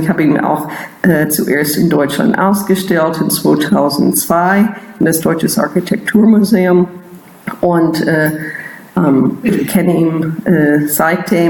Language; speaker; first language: German; non-native, fluent; English